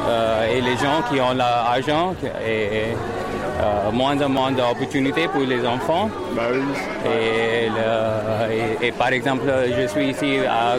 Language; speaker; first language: French; non-native, fluent; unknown